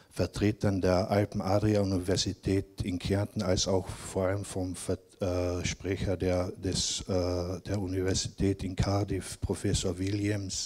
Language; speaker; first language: German; non-native, local second language; Slovenian